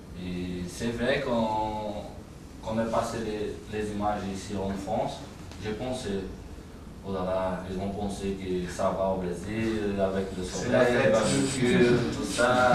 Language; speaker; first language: French; non-native, learner; Portuguese